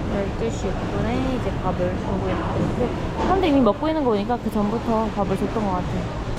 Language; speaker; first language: Korean; native; Korean